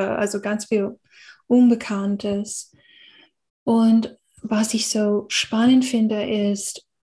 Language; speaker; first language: German; non-native, fluent; English